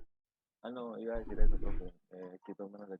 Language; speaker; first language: Spanish; native; Spanish